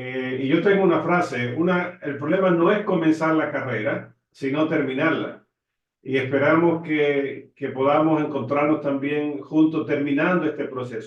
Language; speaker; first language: Spanish; native; Spanish